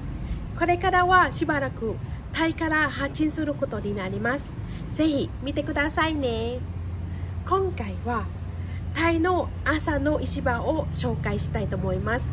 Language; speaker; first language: Japanese; non-native, fluent; Thai